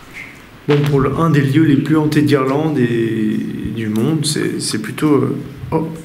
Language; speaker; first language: French; native; French